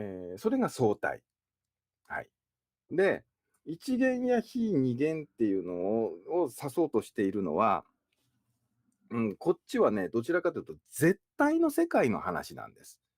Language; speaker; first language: Japanese; native; Japanese